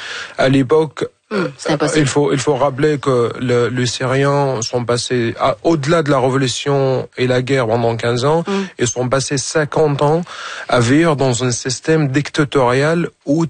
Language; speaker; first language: French; non-native, fluent; Arabic